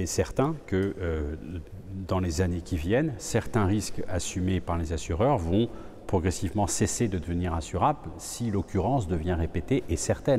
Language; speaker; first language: French; native; French